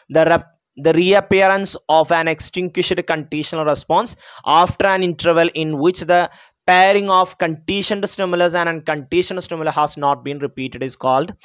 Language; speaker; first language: English; non-native, local second language; Malayalam